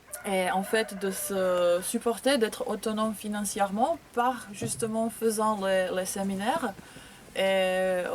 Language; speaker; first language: French; non-native, fluent; Croatian